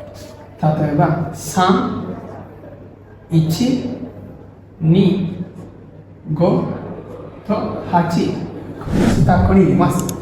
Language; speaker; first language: Japanese; non-native, learner; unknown